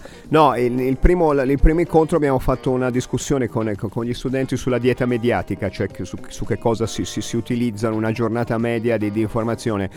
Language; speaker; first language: Italian; native; Italian